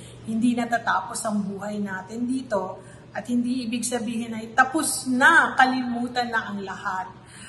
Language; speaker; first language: Filipino; native; Filipino